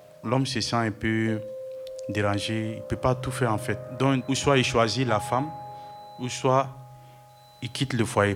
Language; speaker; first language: French; non-native, fluent; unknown